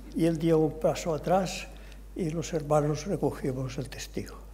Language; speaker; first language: Spanish; non-native, local second language; Catalan